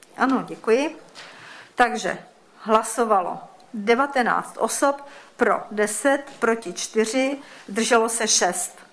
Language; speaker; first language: Czech; native; Czech